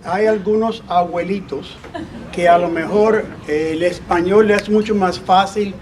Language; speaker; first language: Spanish; early bilingual, other home language; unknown